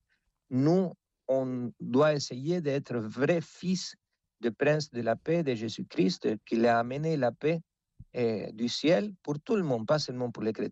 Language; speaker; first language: French; non-native, fluent; Spanish